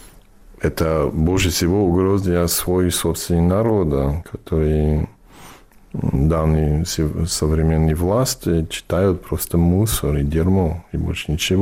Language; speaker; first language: Russian; non-native, fluent; English